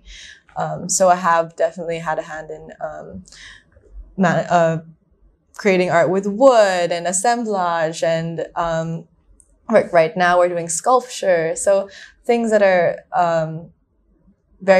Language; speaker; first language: English; non-native, local second language; Filipino